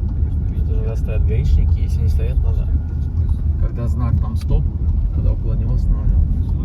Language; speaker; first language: Russian; native; Russian